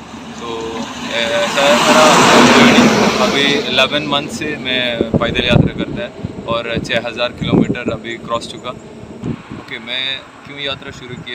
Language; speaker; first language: Hindi; non-native, local second language; Malayalam